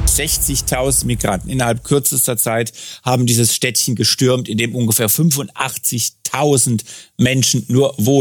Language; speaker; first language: German; native; German